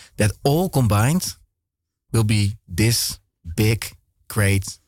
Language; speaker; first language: English; non-native, fluent; Dutch